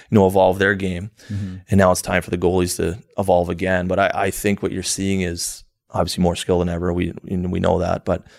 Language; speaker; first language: English; native; English